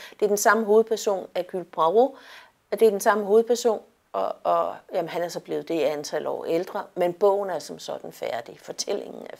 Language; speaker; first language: Danish; native; Danish